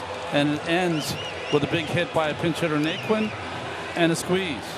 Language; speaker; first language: English; native; English